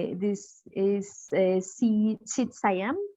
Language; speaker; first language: English; non-native, learner; Spanish